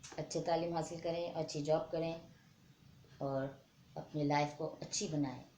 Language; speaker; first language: Urdu; non-native, local second language; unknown